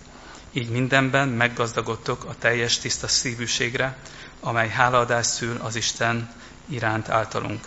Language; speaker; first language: Hungarian; native; Hungarian